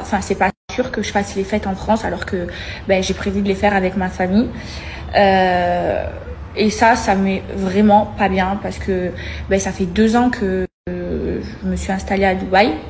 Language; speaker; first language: French; native; French